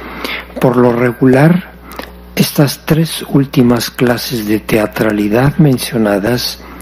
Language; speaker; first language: Spanish; native; Spanish